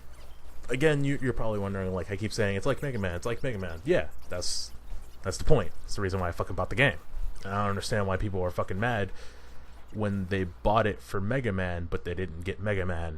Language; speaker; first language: English; native; English